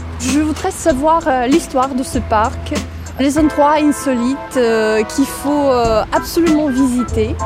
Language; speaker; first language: French; non-native, fluent; Russian